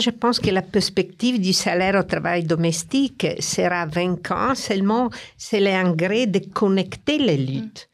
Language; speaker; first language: French; non-native, fluent; Italian